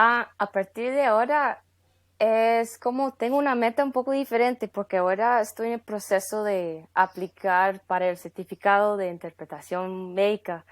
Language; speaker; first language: Spanish; non-native, fluent; English